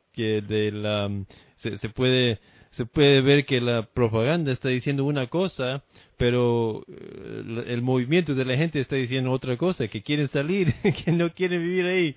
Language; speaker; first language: Spanish; non-native, fluent; English